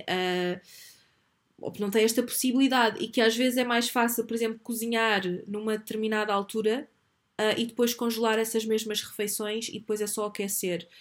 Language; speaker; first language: Portuguese; native; Portuguese